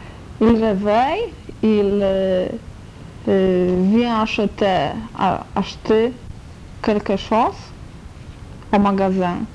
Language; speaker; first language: French; non-native, learner; Polish